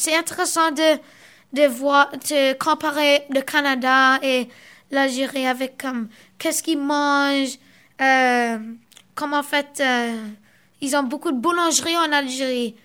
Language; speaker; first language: French; early bilingual, other home language; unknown